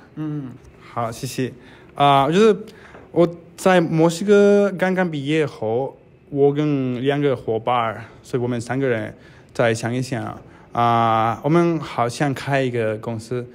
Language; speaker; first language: Chinese; non-native, fluent; Spanish